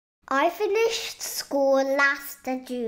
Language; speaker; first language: English; non-native, fluent; Chinese